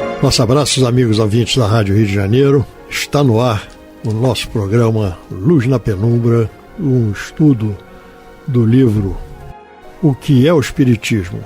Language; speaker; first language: Portuguese; native; Portuguese